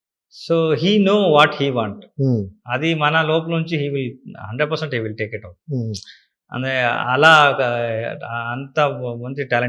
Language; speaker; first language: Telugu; non-native, learner; Kannada